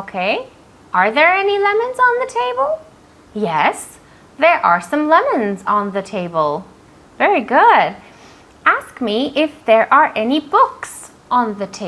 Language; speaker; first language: English; non-native, fluent; Spanish